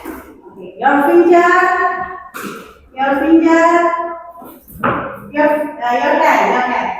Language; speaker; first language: English; non-native, learner; Indonesian